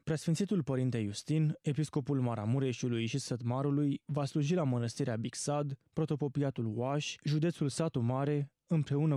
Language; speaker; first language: Romanian; native; Romanian